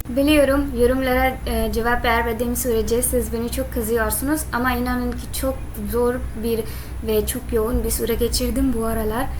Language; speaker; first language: Turkish; non-native, learner; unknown